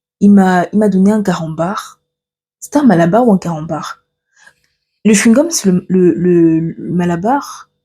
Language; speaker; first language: French; early bilingual, other home language; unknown